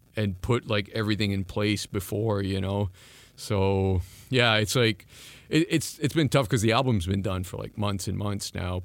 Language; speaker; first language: English; non-native, fluent; French